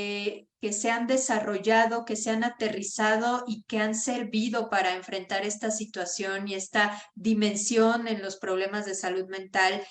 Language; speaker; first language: Spanish; native; Spanish